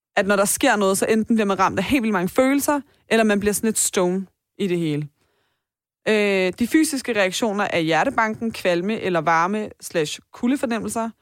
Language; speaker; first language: Danish; early bilingual, other home language; Persian